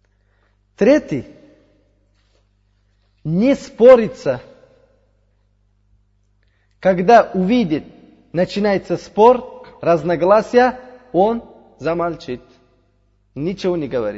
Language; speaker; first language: Russian; non-native, fluent; Uzbek